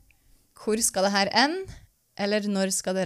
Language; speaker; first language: Norwegian; native; Norwegian